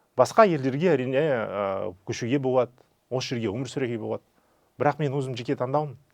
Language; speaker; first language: Kazakh; non-native, fluent; Russian